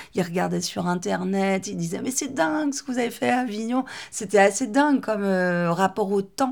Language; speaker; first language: French; native; French